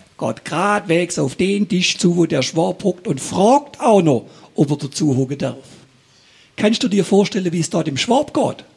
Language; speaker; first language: German; native; German